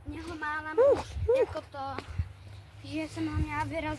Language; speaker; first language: Czech; native; Czech